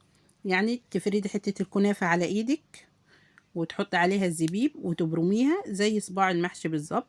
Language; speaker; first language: Arabic; native; Arabic